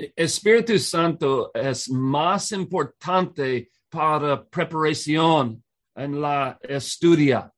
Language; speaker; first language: Spanish; non-native, learner; English